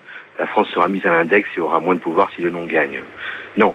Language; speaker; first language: French; early bilingual, other home language; Portuguese